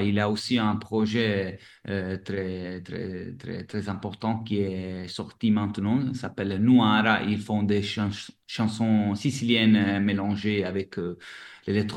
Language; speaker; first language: French; non-native, fluent; Italian